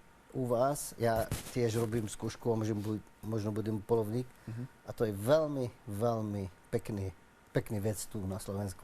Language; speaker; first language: Slovak; non-native, learner; Arabic